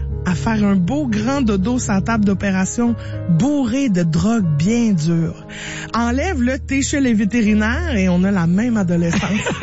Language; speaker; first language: French; native; French